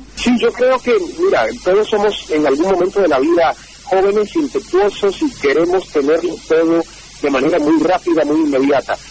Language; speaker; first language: Spanish; native; Spanish